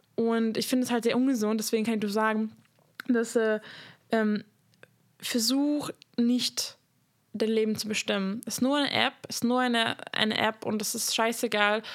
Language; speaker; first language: German; non-native, fluent; Hungarian